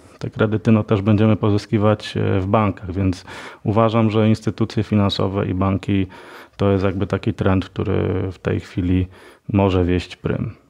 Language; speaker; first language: Polish; native; Polish